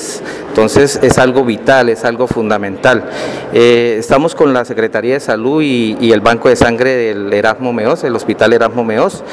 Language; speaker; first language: Spanish; native; Spanish